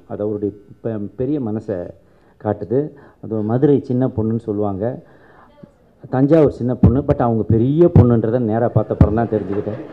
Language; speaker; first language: Tamil; native; Tamil